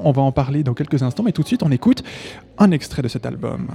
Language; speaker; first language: French; native; French